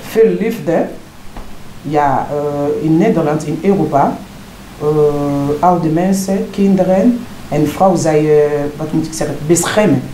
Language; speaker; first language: Dutch; non-native, learner; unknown